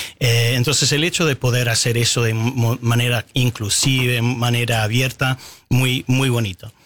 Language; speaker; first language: Spanish; non-native, fluent; English